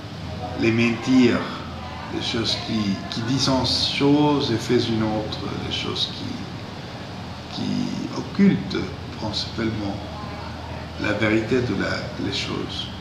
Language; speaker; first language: French; non-native, fluent; Spanish